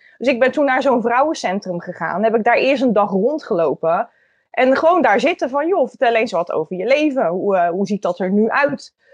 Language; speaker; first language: Dutch; native; Dutch